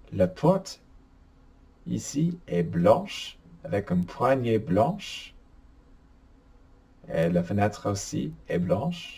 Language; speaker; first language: French; non-native, fluent; English